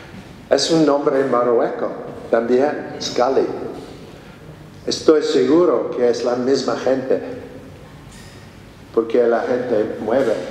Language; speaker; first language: Spanish; non-native, fluent; English